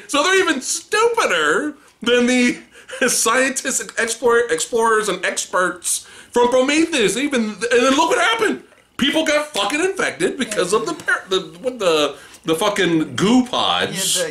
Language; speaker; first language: English; native; English